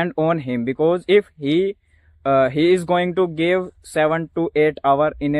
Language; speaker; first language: English; non-native, learner; Hindi